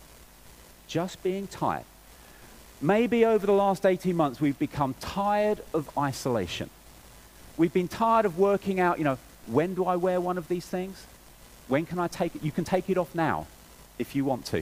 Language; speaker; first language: English; native; English